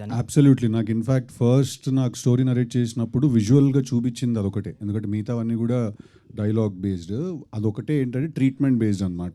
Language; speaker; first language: Telugu; native; Telugu